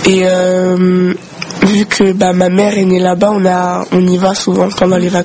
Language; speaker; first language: French; early bilingual, other home language; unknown